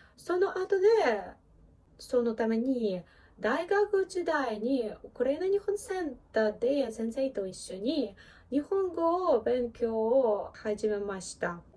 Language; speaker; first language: Japanese; non-native, fluent; Ukrainian